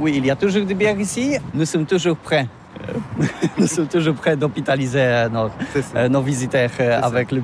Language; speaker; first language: French; non-native, learner; Polish